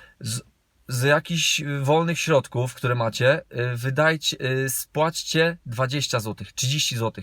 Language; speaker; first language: Polish; native; Polish